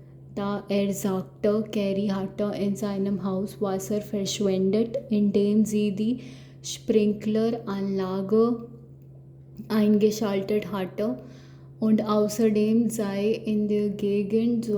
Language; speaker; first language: German; non-native, learner; Hindi